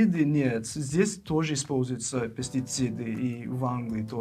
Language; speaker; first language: Russian; non-native, fluent; English